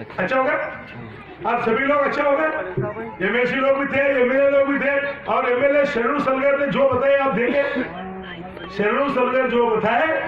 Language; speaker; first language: Hindi; non-native, local second language; Kannada